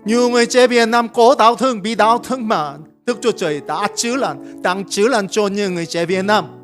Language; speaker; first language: Vietnamese; non-native, learner; Korean